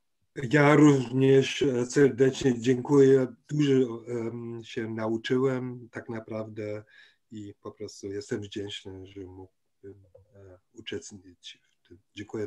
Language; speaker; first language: Polish; non-native, fluent; German